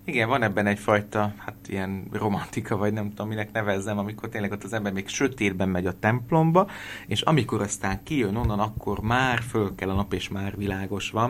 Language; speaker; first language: Hungarian; native; Hungarian